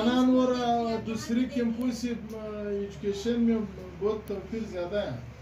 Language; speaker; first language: Hindi; non-native, learner; Pashto